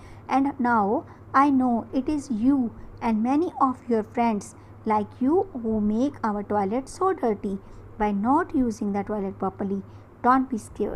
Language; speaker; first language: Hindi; native; Hindi